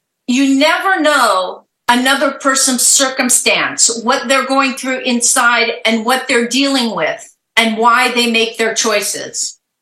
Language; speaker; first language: English; native; English